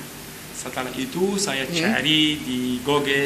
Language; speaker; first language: Indonesian; non-native, learner; Arabic